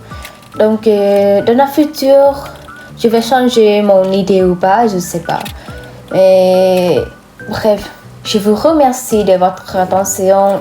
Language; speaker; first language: French; non-native, fluent; Vietnamese